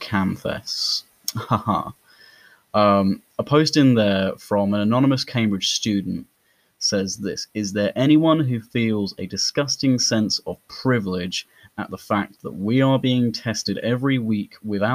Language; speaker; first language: English; native; English